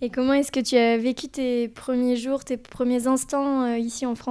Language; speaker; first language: French; native; French